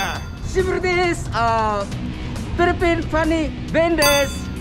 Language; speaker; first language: Japanese; non-native, learner; Cebuano